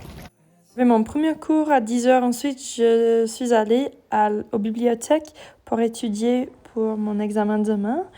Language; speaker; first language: French; non-native, learner; English